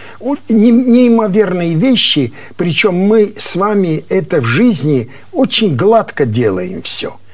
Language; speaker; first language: Russian; non-native, local second language; Armenian